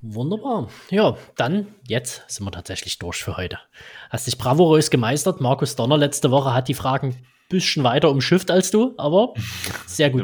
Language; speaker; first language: German; native; German